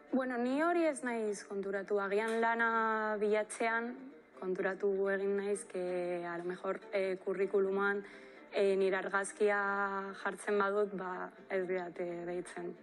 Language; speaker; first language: Basque; non-native, local second language; Spanish